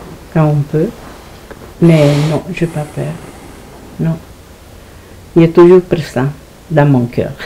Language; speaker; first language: French; non-native, fluent; Spanish